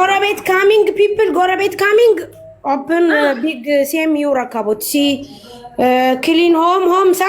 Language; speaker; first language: English; non-native, learner; Amharic